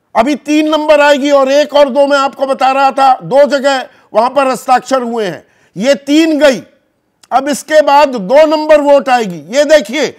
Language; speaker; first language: Hindi; native; Hindi